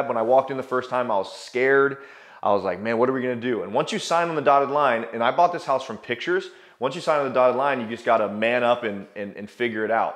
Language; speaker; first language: English; native; English